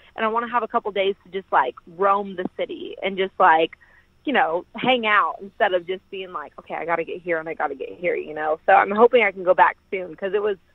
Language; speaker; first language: English; native; English